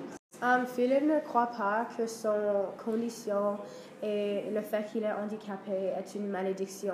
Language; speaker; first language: French; non-native, learner; English